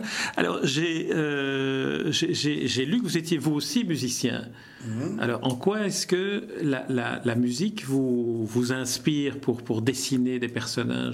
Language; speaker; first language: French; native; French